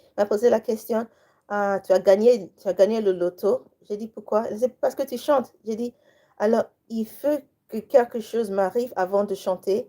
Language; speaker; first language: French; non-native, learner; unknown